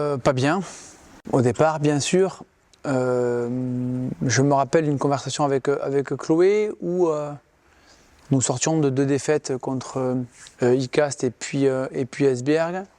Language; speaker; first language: French; native; French